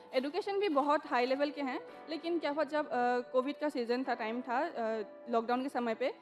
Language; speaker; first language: Hindi; non-native, local second language; Assamese